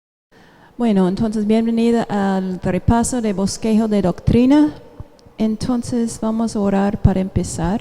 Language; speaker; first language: Spanish; non-native, fluent; English